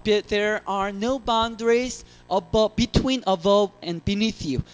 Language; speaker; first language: English; non-native, fluent; Korean